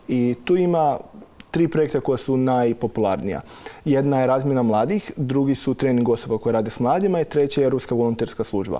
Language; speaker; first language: Croatian; native; Croatian